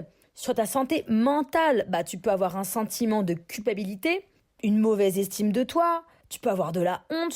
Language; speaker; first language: French; native; French